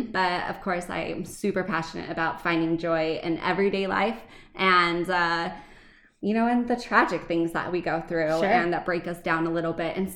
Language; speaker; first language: English; native; English